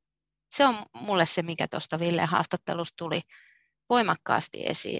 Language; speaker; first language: Finnish; native; Finnish